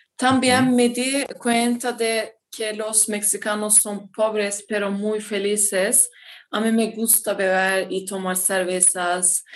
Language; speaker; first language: Spanish; non-native, learner; Turkish